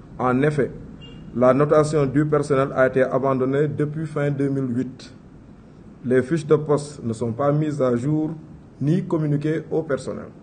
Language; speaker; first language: French; non-native, local second language; Wolof